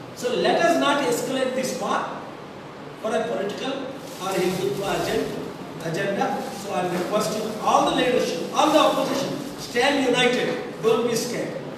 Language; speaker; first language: English; non-native, local second language; Telugu